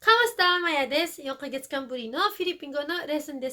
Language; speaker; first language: Japanese; non-native, fluent; Filipino